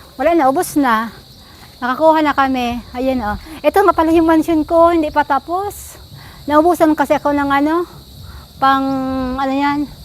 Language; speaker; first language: Filipino; non-native, local second language; Bikol